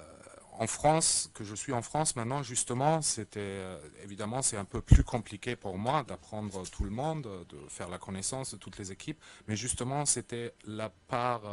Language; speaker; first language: French; native; French